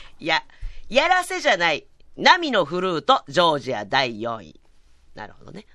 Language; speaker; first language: Japanese; native; Japanese